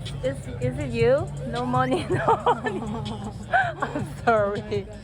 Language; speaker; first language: English; non-native, learner; Korean